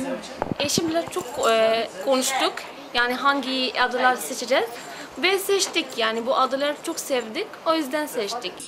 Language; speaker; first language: Turkish; early bilingual, other home language; Arabic